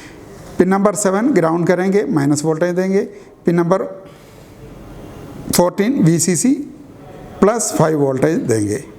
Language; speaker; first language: Hindi; native; Hindi